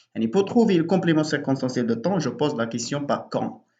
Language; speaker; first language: French; non-native, local second language; Arabic